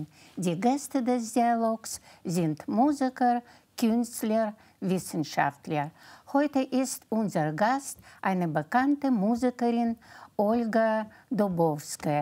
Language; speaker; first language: German; non-native, fluent; Russian